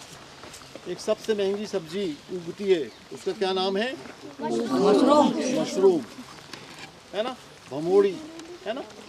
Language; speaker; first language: Hindi; native; Hindi